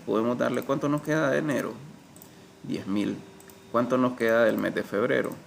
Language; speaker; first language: Spanish; native; Spanish